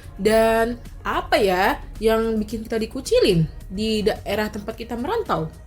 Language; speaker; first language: Indonesian; native; Indonesian